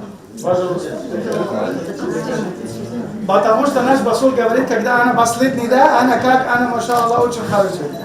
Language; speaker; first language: Russian; non-native, learner; Arabic